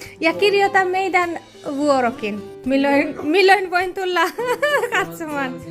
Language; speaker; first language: Finnish; non-native, learner; Bangla